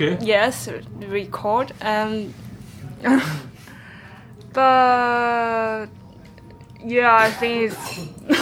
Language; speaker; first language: English; non-native, learner; Chinese